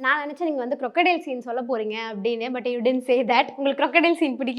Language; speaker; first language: Tamil; native; Tamil